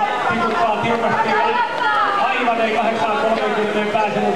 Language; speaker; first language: Finnish; native; Finnish